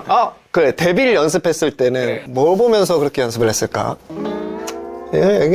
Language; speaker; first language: Korean; native; Korean